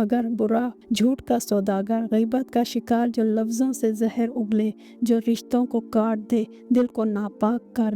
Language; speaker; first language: Hindi; native; Hindi